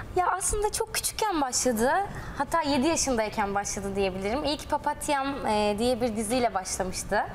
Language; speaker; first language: Turkish; native; Turkish